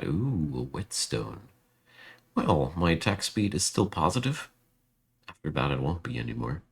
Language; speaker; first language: English; non-native, fluent; German